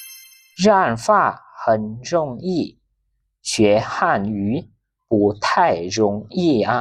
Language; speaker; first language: Chinese; non-native, learner; Lao